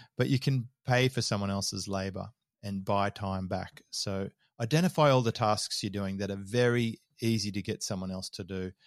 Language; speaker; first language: English; native; English